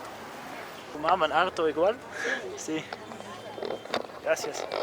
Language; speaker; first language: Spanish; non-native, learner; English